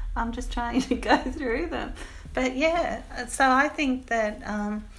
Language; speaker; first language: English; native; English